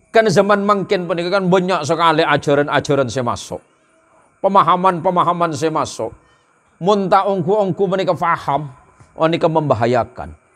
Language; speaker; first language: Indonesian; native; Indonesian